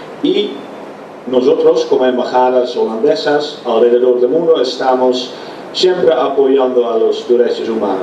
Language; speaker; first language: Spanish; non-native, fluent; Dutch